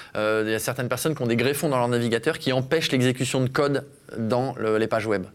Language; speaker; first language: French; native; French